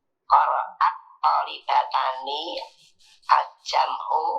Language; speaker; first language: Arabic; non-native, learner; Indonesian